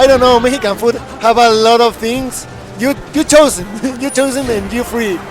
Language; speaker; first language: English; non-native, learner; Spanish